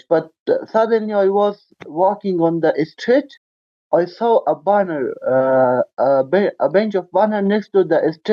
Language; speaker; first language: English; non-native, learner; Persian